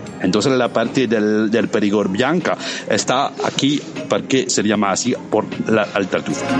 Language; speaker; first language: Spanish; non-native, learner; French